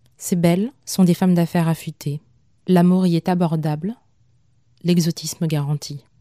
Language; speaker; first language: French; non-native, local second language; Malagasy